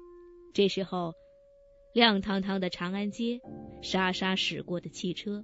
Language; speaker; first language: Chinese; native; Chinese